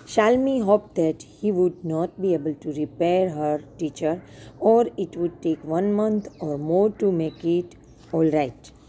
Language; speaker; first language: English; non-native, local second language; Gujarati